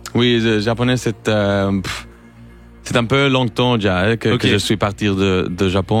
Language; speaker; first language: French; non-native, learner; Spanish